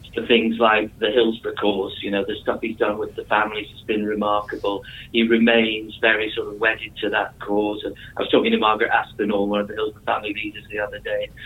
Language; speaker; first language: English; native; English